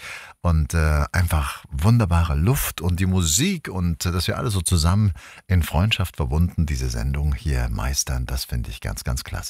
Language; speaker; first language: German; native; German